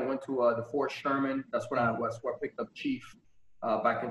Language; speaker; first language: English; non-native, fluent; Spanish